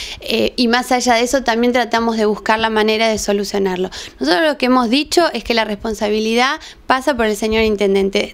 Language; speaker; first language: Spanish; native; Spanish